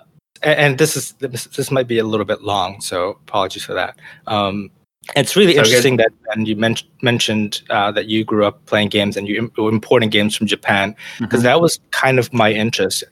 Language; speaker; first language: English; non-native, local second language; Chinese